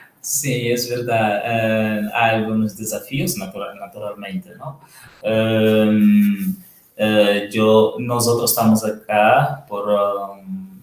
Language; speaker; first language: Spanish; non-native, learner; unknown